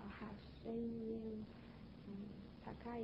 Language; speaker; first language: Japanese; non-native, learner; Chinese